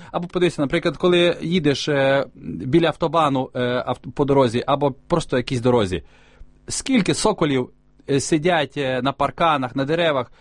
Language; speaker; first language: Ukrainian; native; Ukrainian